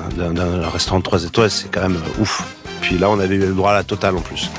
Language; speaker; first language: French; native; French